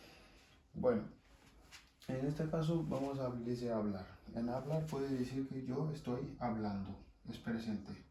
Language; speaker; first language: Spanish; non-native, fluent; Wolof